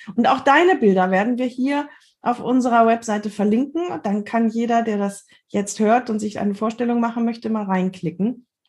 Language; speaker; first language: German; native; German